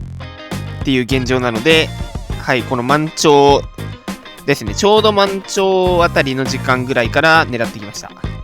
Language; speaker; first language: Japanese; native; Japanese